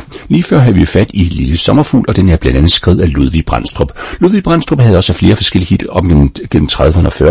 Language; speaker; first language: Danish; native; Danish